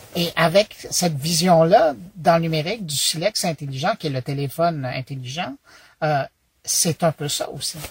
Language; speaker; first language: French; native; French